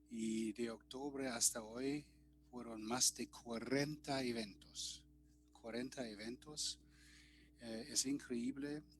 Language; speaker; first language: Spanish; non-native, fluent; German